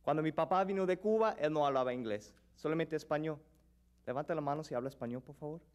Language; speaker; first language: Spanish; early bilingual, heritage; Spanish